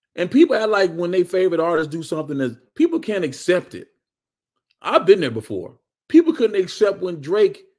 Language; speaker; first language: English; native; English